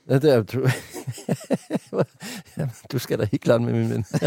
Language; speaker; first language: Danish; native; Danish